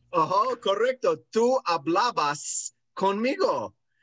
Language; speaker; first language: Spanish; non-native, fluent; English